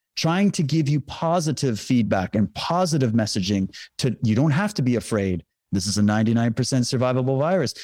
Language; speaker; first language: English; native; English